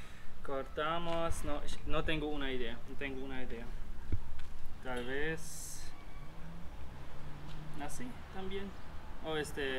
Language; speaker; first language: Spanish; non-native, learner; German